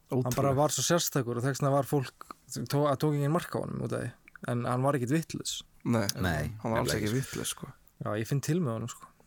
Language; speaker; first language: Icelandic; early bilingual, heritage; Icelandic